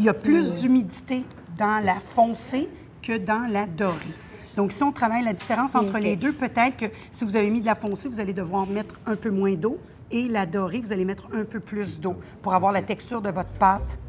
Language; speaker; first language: French; native; French